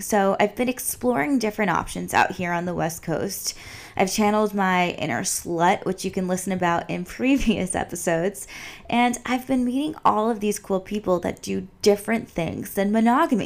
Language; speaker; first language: English; native; English